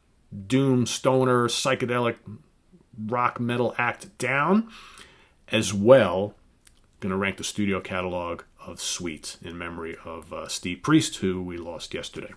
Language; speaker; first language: English; native; English